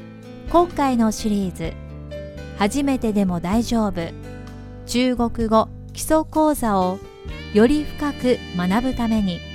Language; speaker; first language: Japanese; native; Japanese